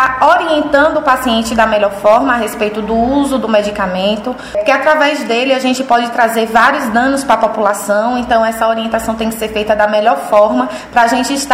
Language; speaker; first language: Portuguese; native; Portuguese